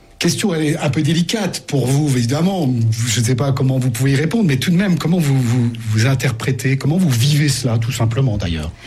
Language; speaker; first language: French; native; French